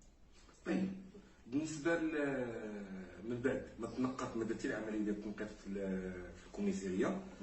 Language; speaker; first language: Arabic; native; Arabic